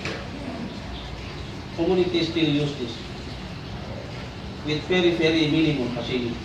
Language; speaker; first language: English; non-native, fluent; Indonesian